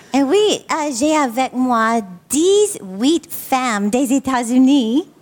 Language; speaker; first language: French; non-native, learner; English